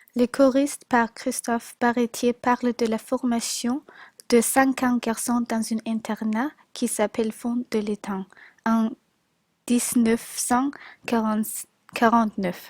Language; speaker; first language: French; non-native, learner; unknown